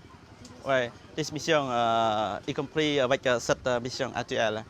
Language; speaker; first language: French; non-native, fluent; Khmer